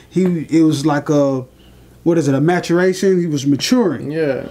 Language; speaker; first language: English; native; English